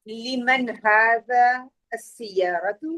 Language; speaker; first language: Arabic; non-native, learner; Urdu